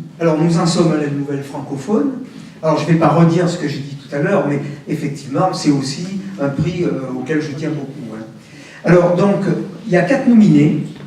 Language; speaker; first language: French; native; French